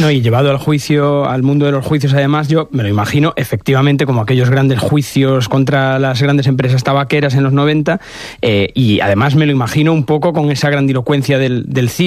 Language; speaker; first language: Spanish; native; Spanish